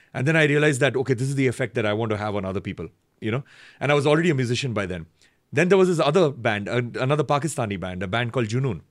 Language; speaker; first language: English; native; English